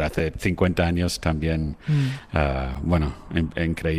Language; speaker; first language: Spanish; non-native, fluent; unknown